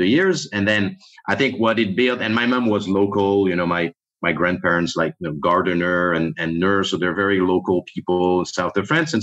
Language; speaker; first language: English; non-native, fluent; French